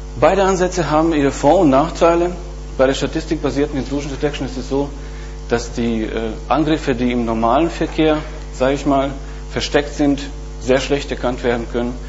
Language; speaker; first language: German; non-native, fluent; Bosnian